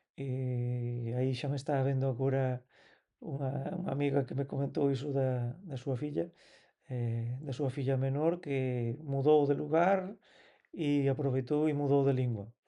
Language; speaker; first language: Galician; non-native, local second language; Spanish